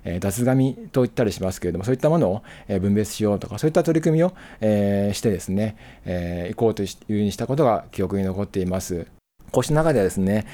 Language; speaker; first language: Japanese; native; Japanese